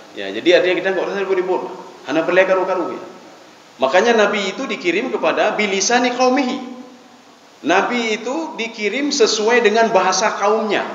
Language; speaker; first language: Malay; non-native, local second language; Achinese